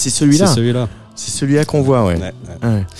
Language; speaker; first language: French; native; French